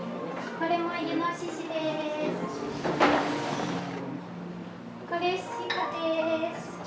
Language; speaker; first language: Japanese; non-native, learner; Chinese